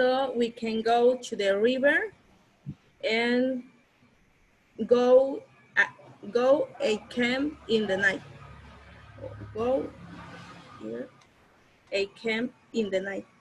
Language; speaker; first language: English; non-native, learner; Spanish